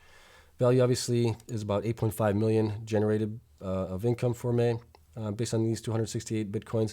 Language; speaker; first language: English; native; English